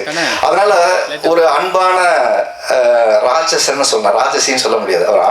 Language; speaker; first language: Tamil; native; Tamil